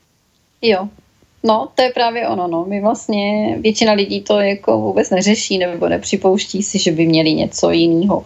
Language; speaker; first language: Czech; native; Czech